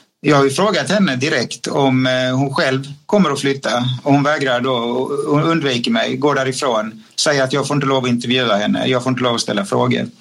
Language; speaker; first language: Swedish; native; Swedish